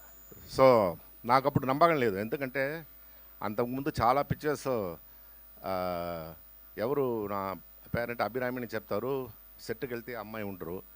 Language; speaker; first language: Telugu; non-native, local second language; Tamil